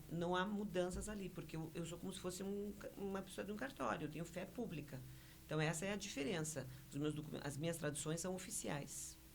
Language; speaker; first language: Portuguese; early bilingual, other home language; Spanish